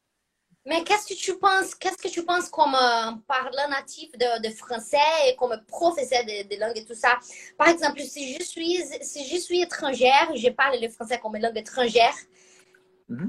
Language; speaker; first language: French; non-native, fluent; Portuguese